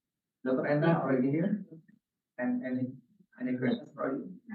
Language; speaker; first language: English; non-native, learner; Indonesian